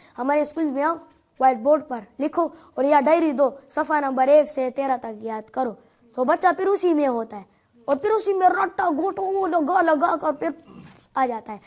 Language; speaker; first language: Urdu; non-native, local second language; Pashto